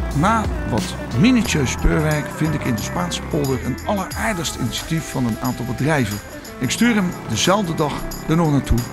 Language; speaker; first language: Dutch; native; Dutch